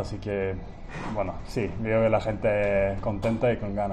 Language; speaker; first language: Spanish; non-native, fluent; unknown